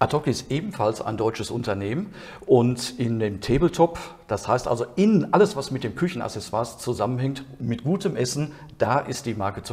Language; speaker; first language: German; native; German